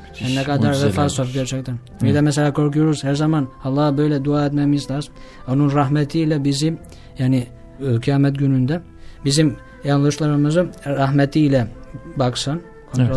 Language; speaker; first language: Turkish; non-native, learner; Albanian